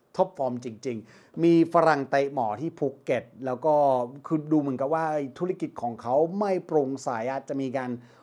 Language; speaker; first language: Thai; non-native, fluent; English